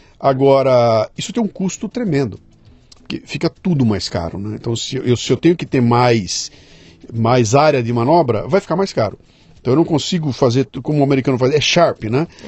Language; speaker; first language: Portuguese; native; Portuguese